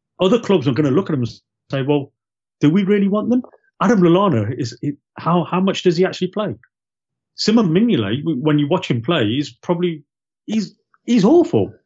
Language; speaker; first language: English; native; English